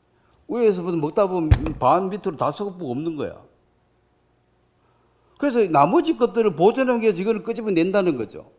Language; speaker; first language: Korean; native; Korean